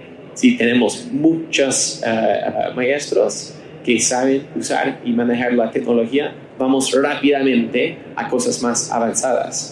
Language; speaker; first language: Spanish; non-native, learner; English